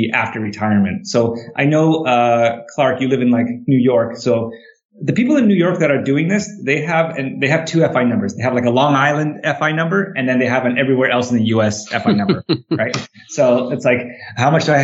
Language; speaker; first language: English; native; English